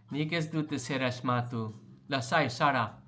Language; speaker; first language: Basque; non-native, learner; English